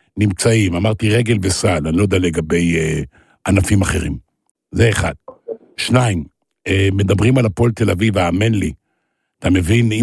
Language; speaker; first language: Hebrew; native; Hebrew